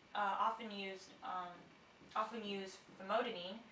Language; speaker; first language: English; non-native, fluent; Japanese